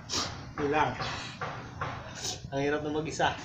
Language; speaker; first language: Filipino; native; Filipino